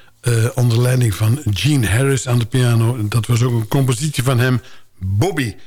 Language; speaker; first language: Dutch; native; Dutch